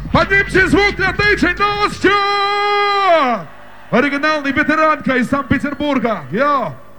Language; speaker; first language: Russian; non-native, learner; English